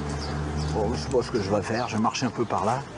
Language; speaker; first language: French; native; French